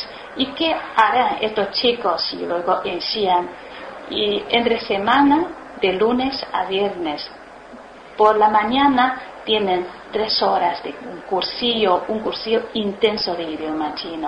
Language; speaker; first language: Spanish; non-native, learner; Chinese